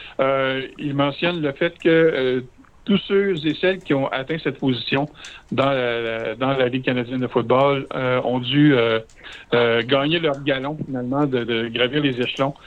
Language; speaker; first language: French; native; French